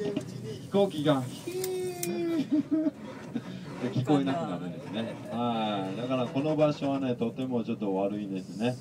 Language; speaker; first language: Japanese; non-native, fluent; Chinese